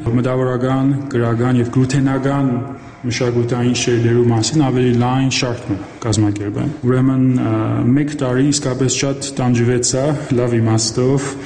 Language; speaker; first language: Armenian; early bilingual, heritage; Armenian